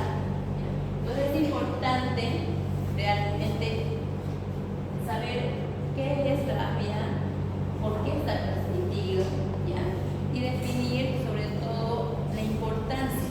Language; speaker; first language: Spanish; native; Spanish